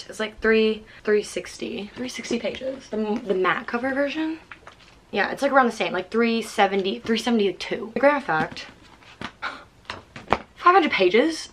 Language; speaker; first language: English; native; English